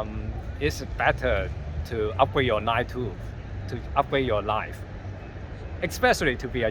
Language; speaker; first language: English; non-native, learner; Cantonese